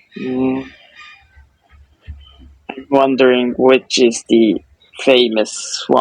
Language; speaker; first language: English; non-native, fluent; Japanese